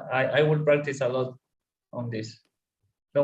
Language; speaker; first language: English; non-native, learner; Spanish